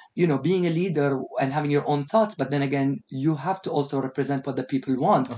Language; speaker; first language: English; non-native, fluent; Arabic